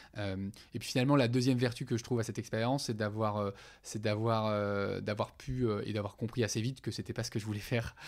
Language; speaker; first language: French; native; French